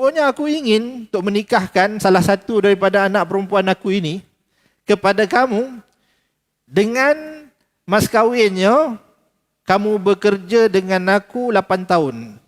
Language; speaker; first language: Malay; native; Malay